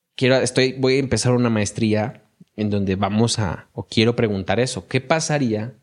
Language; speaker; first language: Spanish; native; Spanish